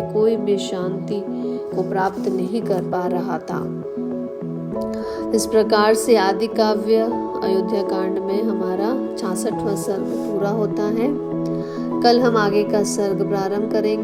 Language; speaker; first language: Hindi; native; Hindi